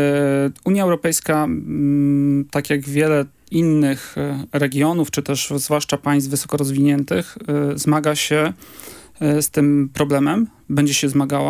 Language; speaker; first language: Polish; native; Polish